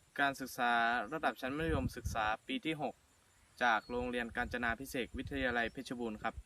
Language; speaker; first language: Thai; native; Thai